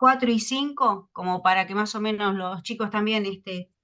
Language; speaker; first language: Spanish; native; Spanish